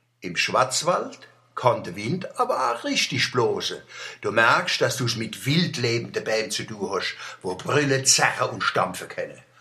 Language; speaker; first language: German; native; German